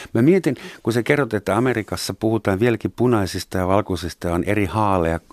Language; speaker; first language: Finnish; native; Finnish